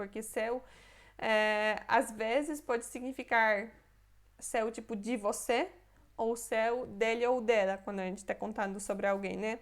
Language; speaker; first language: Portuguese; non-native, fluent; Polish